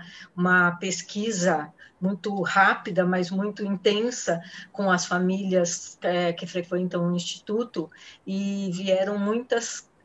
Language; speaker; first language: Portuguese; native; Portuguese